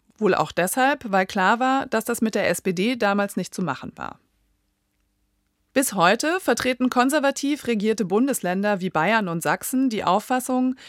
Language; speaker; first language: German; native; German